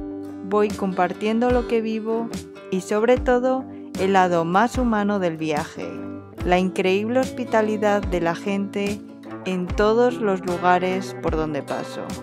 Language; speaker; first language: Spanish; early bilingual, other home language; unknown